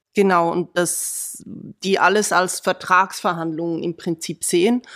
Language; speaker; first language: German; native; German